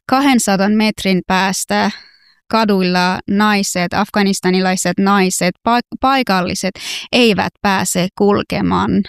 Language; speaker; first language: Finnish; non-native, fluent; Persian